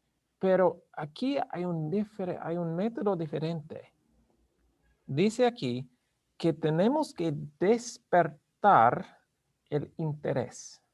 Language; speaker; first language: Spanish; non-native, learner; English